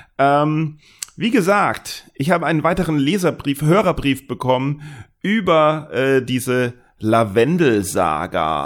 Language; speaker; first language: German; native; German